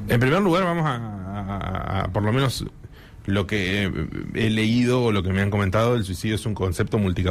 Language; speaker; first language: Spanish; native; Spanish